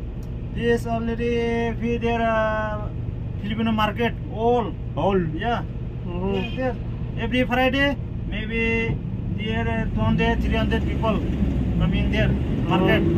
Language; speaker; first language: English; non-native, learner; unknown